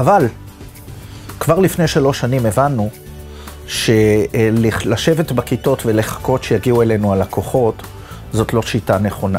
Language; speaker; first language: Hebrew; native; Hebrew